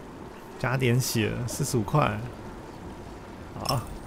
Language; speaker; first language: Chinese; native; Chinese